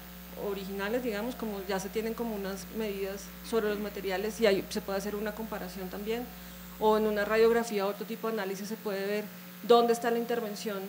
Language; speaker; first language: Spanish; native; Spanish